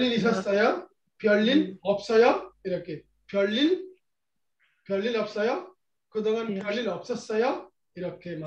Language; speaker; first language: Korean; non-native, learner; Bangla